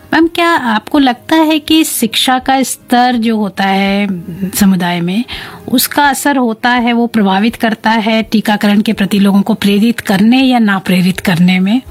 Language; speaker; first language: Hindi; native; Hindi